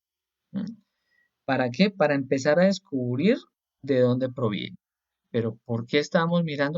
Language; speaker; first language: Spanish; native; Spanish